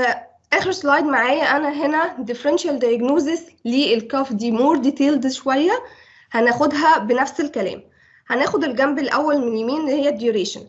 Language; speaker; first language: Arabic; native; Arabic